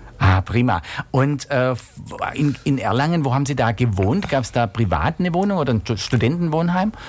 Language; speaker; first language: German; native; German